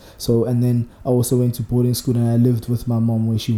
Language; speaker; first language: English; non-native, local second language; Zulu